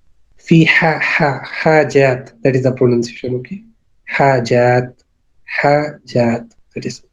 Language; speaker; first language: English; non-native, local second language; Urdu